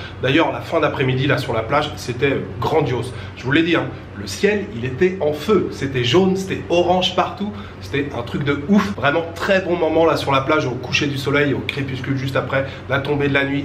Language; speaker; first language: French; native; French